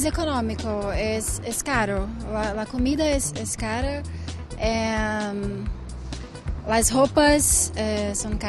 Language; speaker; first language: Spanish; non-native, learner; Portuguese